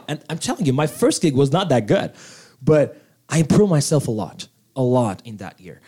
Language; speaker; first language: English; non-native, fluent; Turkish